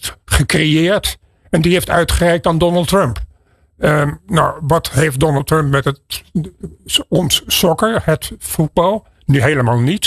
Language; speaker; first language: Dutch; native; Dutch